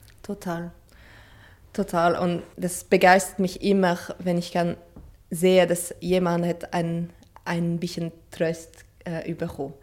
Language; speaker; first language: German; non-native, fluent; French